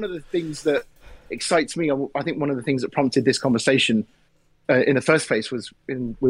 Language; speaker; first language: English; native; English